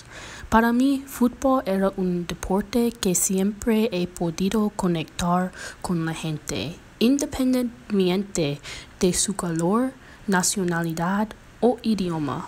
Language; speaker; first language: Spanish; non-native, learner; English